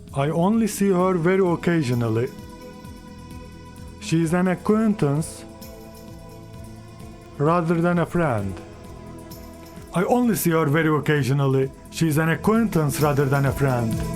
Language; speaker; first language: English; non-native, fluent; Turkish